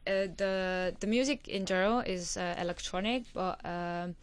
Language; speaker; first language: English; non-native, fluent; Estonian